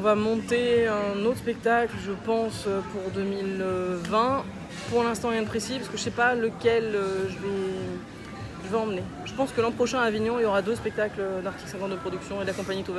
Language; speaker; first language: French; native; French